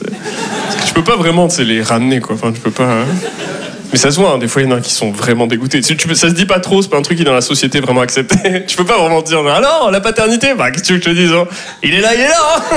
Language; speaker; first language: French; native; French